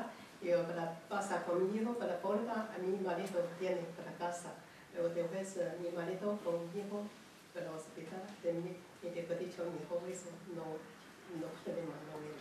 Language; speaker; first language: Spanish; non-native, learner; Chinese